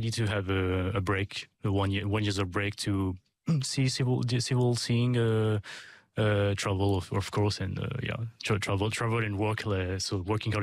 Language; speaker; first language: English; non-native, learner; French